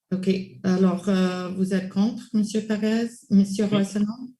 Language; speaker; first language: French; non-native, local second language; English